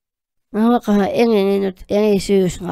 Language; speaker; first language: Finnish; native; Finnish